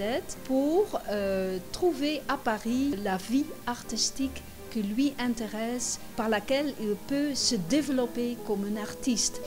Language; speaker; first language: French; non-native, fluent; Dutch